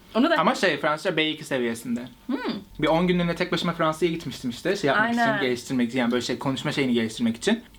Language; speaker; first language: Turkish; native; Turkish